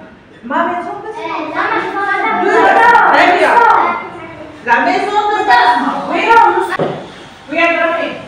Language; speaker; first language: French; non-native, local second language; Arabic